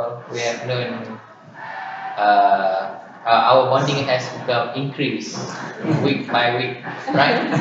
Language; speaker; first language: English; non-native, local second language; Malay